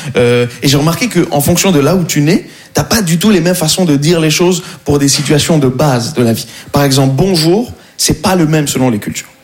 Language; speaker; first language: French; native; French